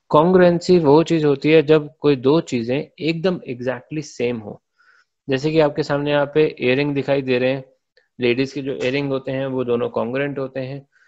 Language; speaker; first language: Hindi; native; Hindi